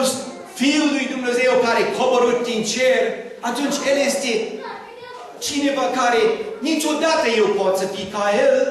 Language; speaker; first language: Romanian; non-native, learner; English